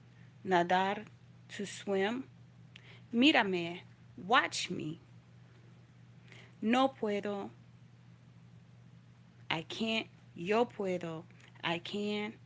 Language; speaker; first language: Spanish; non-native, learner; English